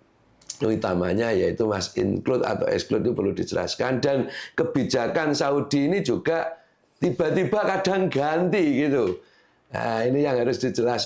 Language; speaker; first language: Indonesian; non-native, local second language; Javanese